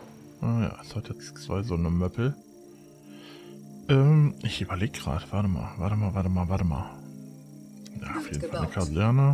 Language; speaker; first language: German; native; German